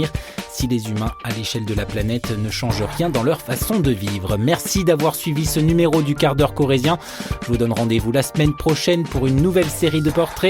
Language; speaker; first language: French; native; French